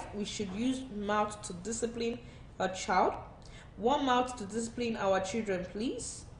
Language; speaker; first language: English; non-native, local second language; Yoruba